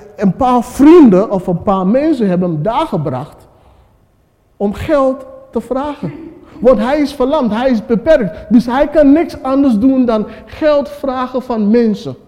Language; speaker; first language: Dutch; non-native, fluent; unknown